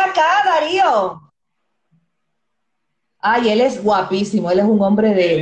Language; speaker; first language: Spanish; native; Spanish